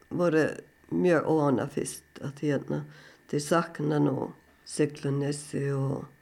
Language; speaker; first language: Icelandic; non-native, fluent; German